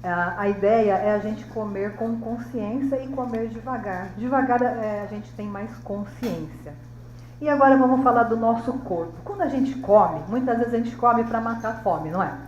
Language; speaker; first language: Portuguese; native; Portuguese